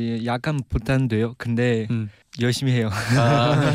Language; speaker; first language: Korean; non-native, learner; Chinese